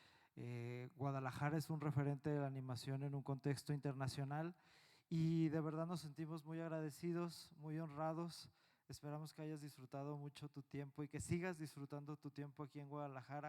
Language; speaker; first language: Spanish; native; Spanish